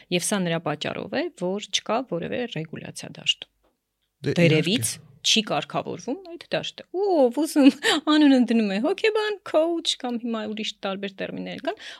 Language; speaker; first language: Armenian; native; Armenian